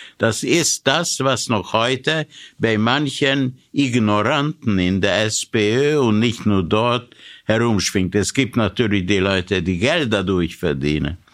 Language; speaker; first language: German; non-native, fluent; Hungarian